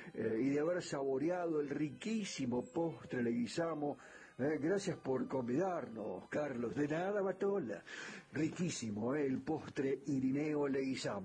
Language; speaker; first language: Spanish; native; Spanish